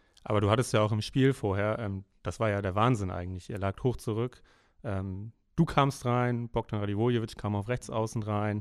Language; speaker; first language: German; native; German